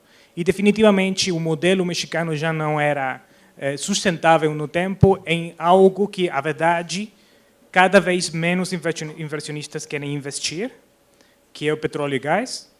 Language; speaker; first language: Portuguese; non-native, fluent; Spanish